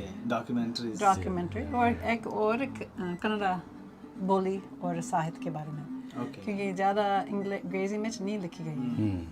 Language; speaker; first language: Hindi; native; Hindi